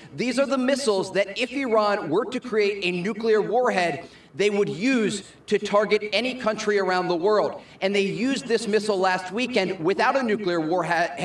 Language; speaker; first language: English; native; English